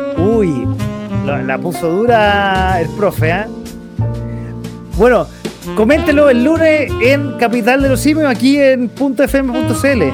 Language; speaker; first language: Spanish; native; Spanish